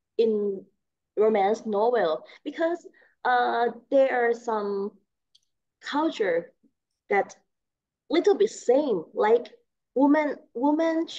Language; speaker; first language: English; non-native, learner; Thai